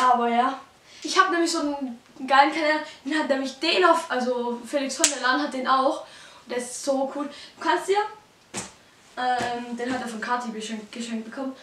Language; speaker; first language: German; native; German